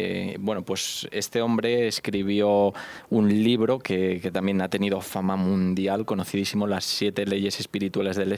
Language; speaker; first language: Spanish; native; Spanish